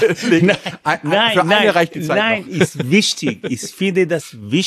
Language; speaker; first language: German; non-native, fluent; Hebrew